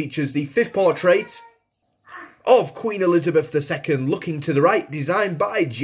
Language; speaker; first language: English; native; English